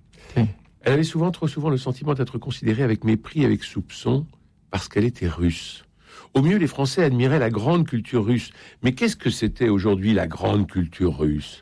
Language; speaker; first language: French; native; French